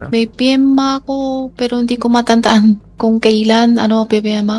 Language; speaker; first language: Filipino; non-native, learner; Chinese